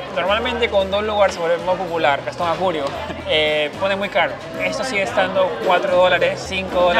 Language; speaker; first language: Spanish; native; Spanish